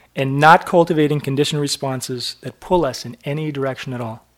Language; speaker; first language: English; native; English